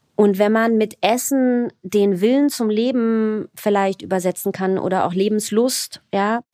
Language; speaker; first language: German; native; German